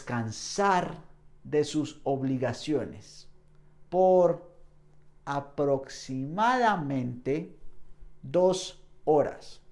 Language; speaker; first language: Spanish; non-native, fluent; English